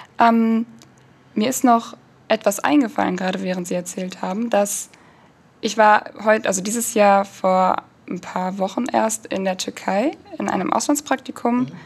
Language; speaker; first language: German; early bilingual, other home language; Turkish